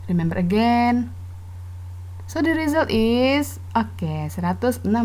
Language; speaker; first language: English; non-native, learner; Indonesian